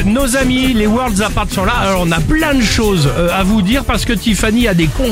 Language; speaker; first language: French; native; French